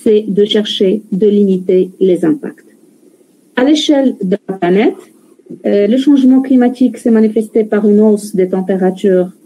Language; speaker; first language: French; non-native, local second language; Arabic